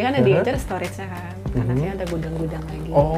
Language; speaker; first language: Indonesian; native; Indonesian